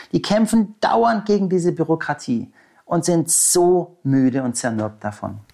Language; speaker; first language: German; native; German